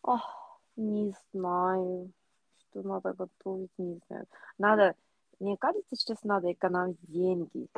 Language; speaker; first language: Russian; non-native, learner; Korean